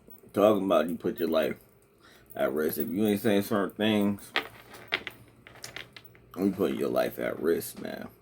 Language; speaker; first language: English; native; English